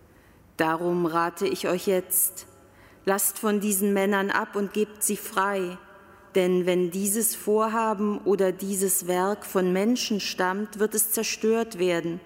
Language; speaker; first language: German; native; German